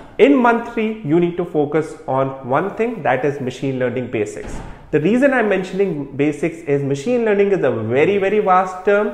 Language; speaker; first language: English; non-native, local second language; Hindi